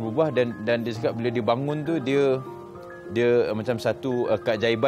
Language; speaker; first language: Malay; native; Malay